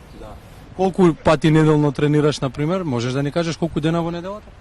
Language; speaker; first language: Macedonian; native; Macedonian